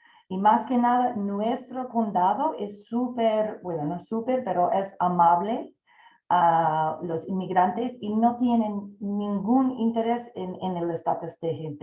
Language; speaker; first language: Spanish; non-native, fluent; English